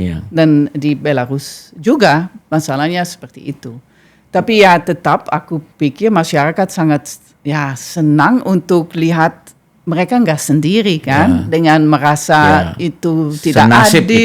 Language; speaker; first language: Indonesian; non-native, fluent; Dutch